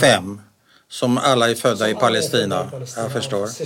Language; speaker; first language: Swedish; early bilingual, other home language; Arabic